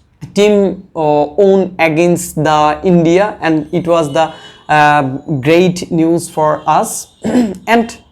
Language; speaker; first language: English; non-native, learner; Bangla